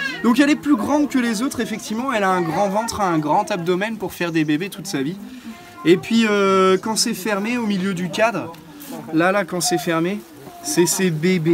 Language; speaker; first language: French; native; French